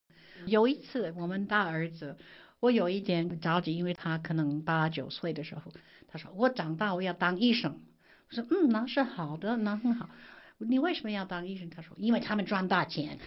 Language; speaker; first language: Chinese; non-native, fluent; English